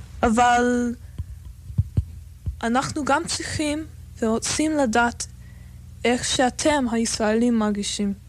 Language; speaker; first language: Hebrew; non-native, fluent; English